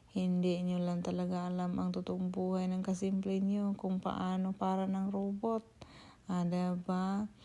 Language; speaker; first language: Filipino; non-native, local second language; Cebuano